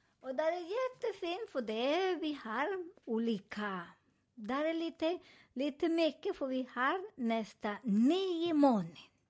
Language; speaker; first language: Swedish; non-native, fluent; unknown